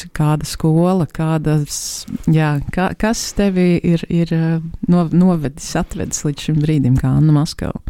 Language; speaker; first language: Latvian; native; Latvian